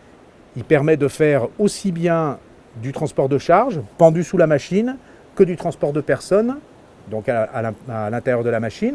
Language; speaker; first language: French; native; French